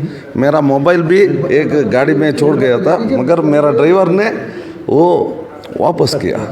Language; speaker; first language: Hindi; non-native, local second language; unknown